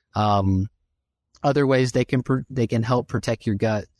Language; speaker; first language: English; native; English